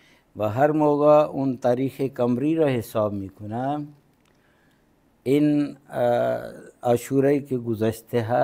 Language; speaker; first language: Persian; non-native, fluent; Punjabi